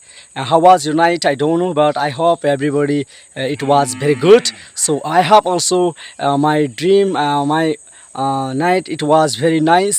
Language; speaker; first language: English; non-native, learner; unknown